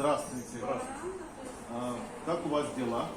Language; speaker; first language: Russian; non-native, fluent; Hindi